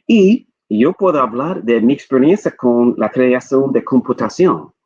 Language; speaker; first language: Spanish; non-native, fluent; English